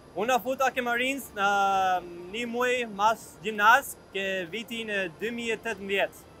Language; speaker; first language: Albanian; early bilingual, heritage; Albanian